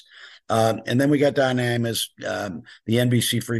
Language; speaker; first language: English; native; English